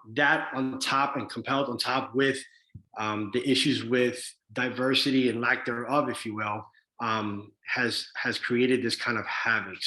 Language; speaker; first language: English; early bilingual, other home language; Spanish